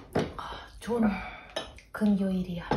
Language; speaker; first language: Korean; non-native, learner; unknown